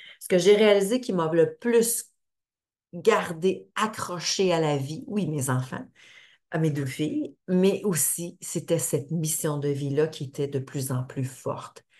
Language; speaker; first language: French; native; French